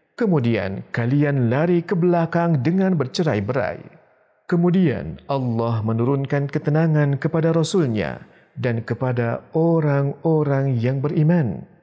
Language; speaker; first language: Indonesian; native; Indonesian